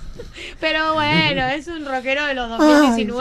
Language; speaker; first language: Spanish; native; Spanish